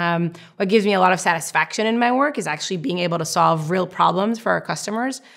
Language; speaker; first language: English; non-native, fluent; Hebrew